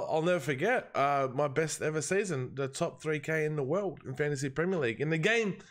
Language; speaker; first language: English; native; English